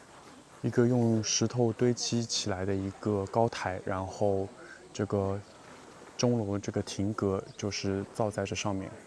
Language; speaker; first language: Chinese; native; Chinese